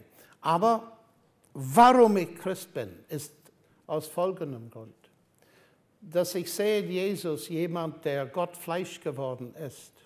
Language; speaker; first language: German; non-native, fluent; English